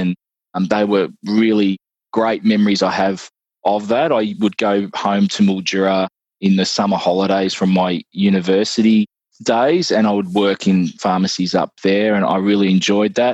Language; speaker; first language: English; native; English